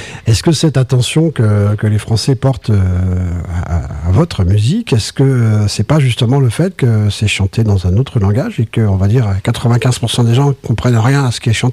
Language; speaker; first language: French; native; French